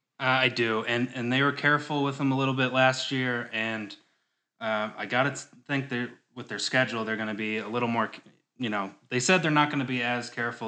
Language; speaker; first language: English; native; English